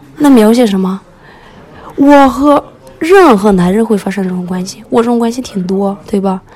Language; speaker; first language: Chinese; early bilingual, other home language; Russian